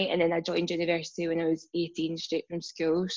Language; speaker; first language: English; native; English